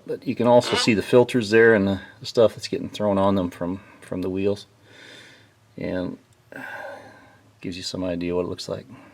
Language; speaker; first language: English; native; English